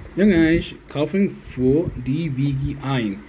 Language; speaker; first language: German; non-native, learner; Spanish